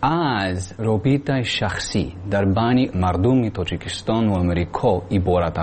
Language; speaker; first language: Persian; non-native, learner; English